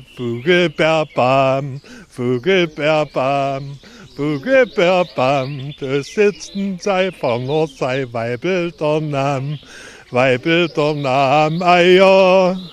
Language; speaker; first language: German; native; German